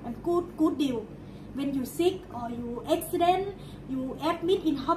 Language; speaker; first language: English; non-native, learner; Thai